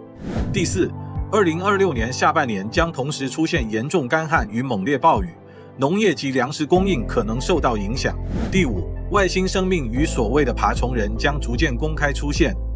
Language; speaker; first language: Chinese; native; Chinese